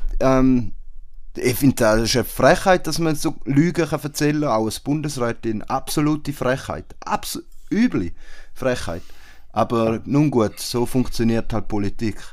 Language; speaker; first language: German; native; German